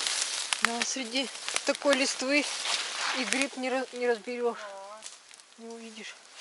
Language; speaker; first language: Russian; native; Russian